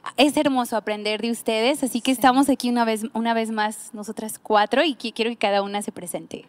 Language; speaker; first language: Spanish; native; Spanish